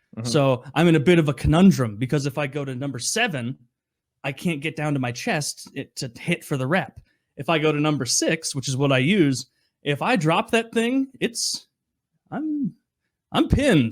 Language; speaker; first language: English; native; English